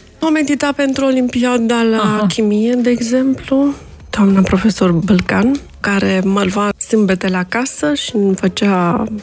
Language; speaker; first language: Romanian; native; Romanian